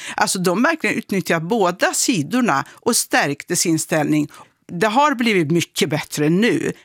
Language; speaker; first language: Swedish; early bilingual, other home language; Kurdish